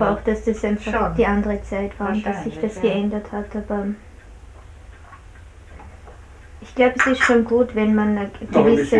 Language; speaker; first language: German; native; German